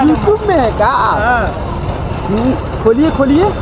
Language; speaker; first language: Hindi; native; Hindi